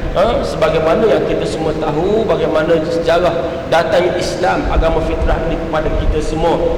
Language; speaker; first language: Malay; native; Malay